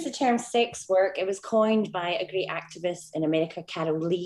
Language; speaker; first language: English; native; English